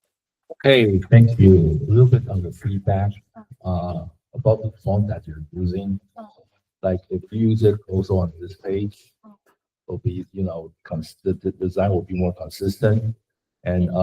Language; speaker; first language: English; non-native, fluent; Chinese